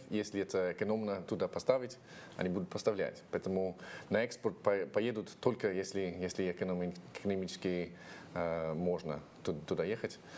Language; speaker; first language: Russian; non-native, fluent; English